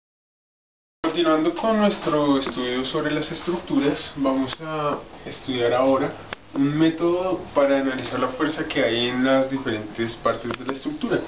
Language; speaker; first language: Spanish; native; Spanish